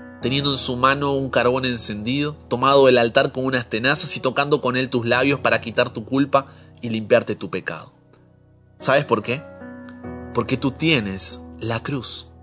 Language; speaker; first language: Spanish; native; Spanish